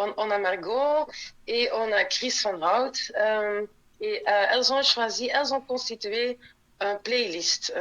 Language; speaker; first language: French; non-native, local second language; Dutch